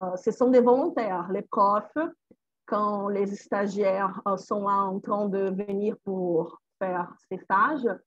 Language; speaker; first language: French; non-native, fluent; Portuguese